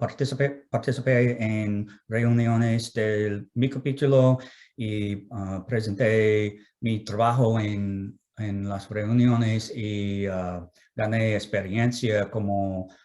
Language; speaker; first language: Spanish; non-native, fluent; English